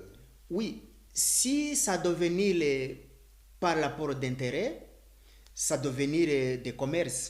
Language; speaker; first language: French; non-native, learner; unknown